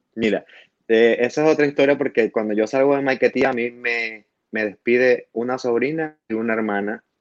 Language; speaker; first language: Spanish; native; Spanish